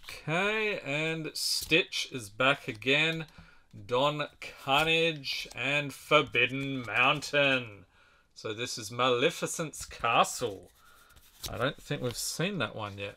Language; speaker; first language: English; native; English